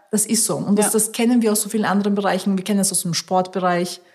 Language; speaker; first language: German; early bilingual, other home language; Russian